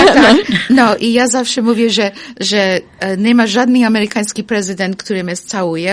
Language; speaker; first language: Polish; non-native, fluent; English